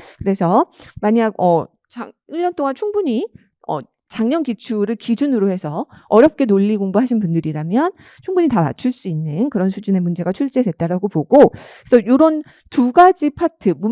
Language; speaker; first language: Korean; native; Korean